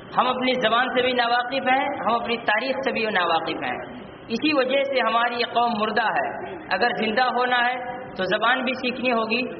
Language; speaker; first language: Urdu; native; Urdu